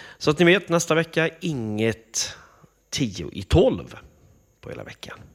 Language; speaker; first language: Swedish; native; Swedish